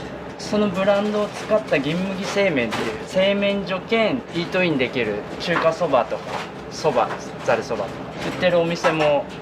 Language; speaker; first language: Japanese; native; Japanese